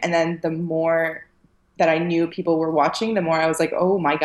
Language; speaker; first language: English; early bilingual, other home language; Arabic